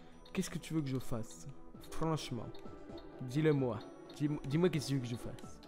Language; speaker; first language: French; native; French